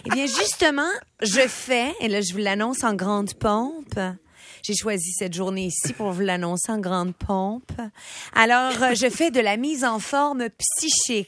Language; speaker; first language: French; native; French